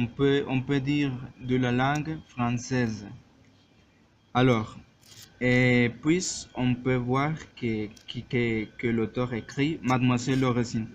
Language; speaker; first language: French; non-native, learner; Spanish